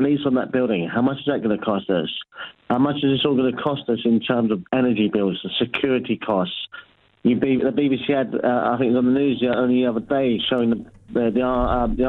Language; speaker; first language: English; native; English